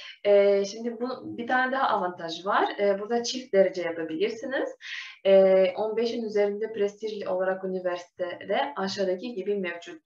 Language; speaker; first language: Turkish; non-native, fluent; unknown